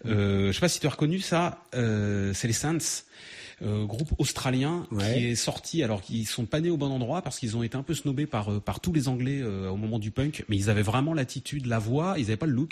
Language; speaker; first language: French; native; French